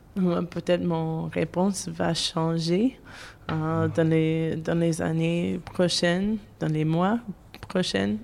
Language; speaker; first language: French; non-native, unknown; English